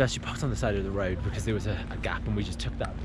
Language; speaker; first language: English; native; English